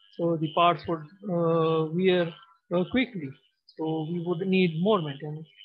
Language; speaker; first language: English; non-native, local second language; Pashto